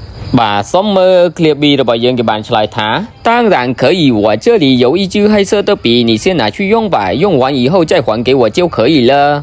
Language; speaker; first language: Chinese; non-native, fluent; Khmer